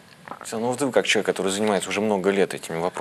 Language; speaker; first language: Russian; native; Russian